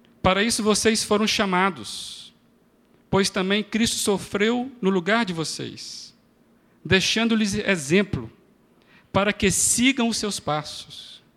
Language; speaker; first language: Portuguese; native; Portuguese